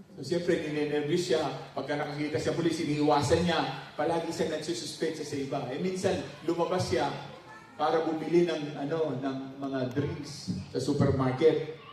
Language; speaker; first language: Filipino; non-native, local second language; Pampanga